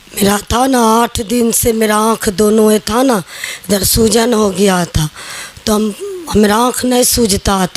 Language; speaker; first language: Hindi; non-native, local second language; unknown